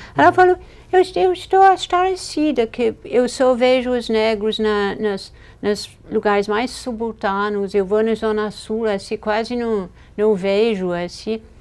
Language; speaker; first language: Portuguese; non-native, fluent; English